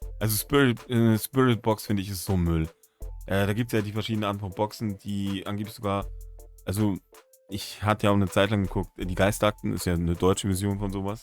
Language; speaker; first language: German; native; German